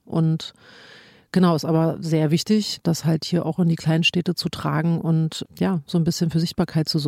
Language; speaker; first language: German; native; German